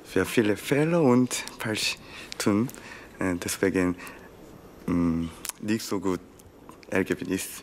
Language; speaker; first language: German; non-native, learner; Korean